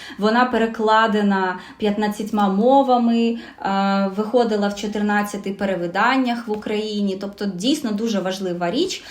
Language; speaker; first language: Ukrainian; non-native, local second language; Russian